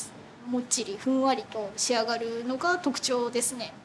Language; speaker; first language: Japanese; native; Japanese